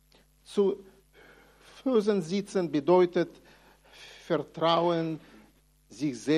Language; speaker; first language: German; non-native, fluent; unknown